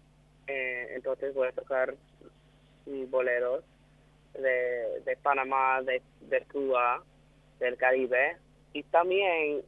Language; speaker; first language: Spanish; non-native, learner; English